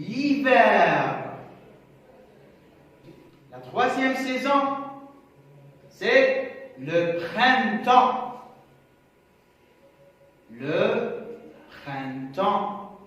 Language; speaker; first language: French; non-native, local second language; Arabic